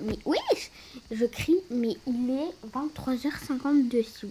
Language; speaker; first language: French; native; French